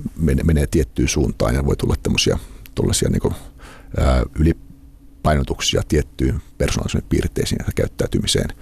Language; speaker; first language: Finnish; native; Finnish